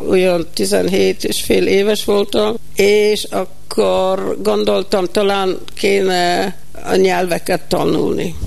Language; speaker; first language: Hungarian; early bilingual, heritage; Hungarian